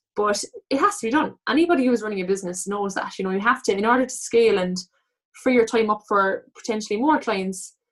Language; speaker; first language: English; native; English